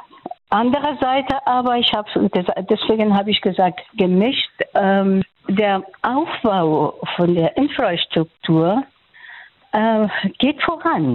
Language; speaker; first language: German; non-native, fluent; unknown